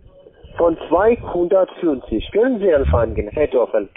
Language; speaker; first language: German; non-native, learner; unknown